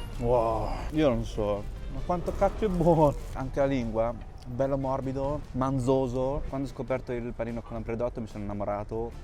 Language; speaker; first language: Italian; early bilingual, other home language; Chinese